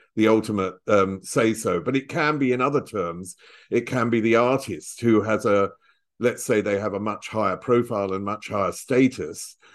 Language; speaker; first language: English; native; English